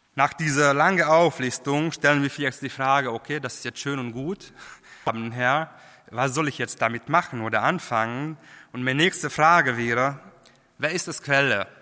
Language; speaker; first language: German; non-native, fluent; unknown